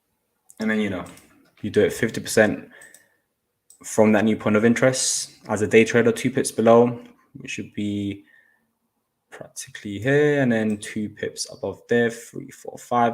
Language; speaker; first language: English; native; English